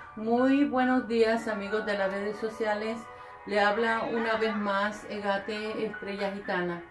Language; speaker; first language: Spanish; native; Spanish